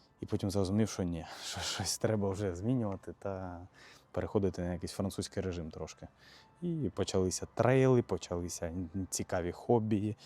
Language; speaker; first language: Ukrainian; native; Ukrainian